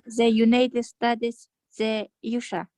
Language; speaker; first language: English; non-native, learner; Kyrgyz